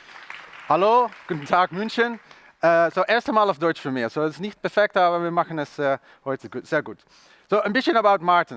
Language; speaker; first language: German; non-native, learner; Dutch